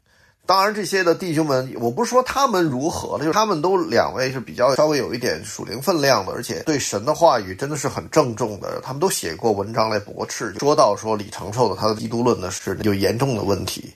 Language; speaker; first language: Chinese; native; Chinese